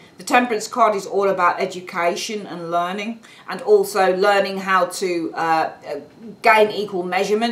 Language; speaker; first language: English; native; English